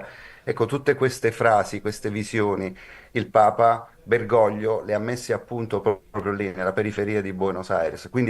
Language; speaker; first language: Italian; native; Italian